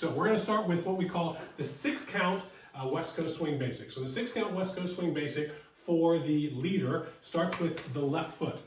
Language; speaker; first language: English; native; English